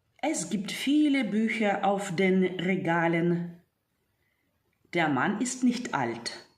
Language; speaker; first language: German; non-native, fluent; Ukrainian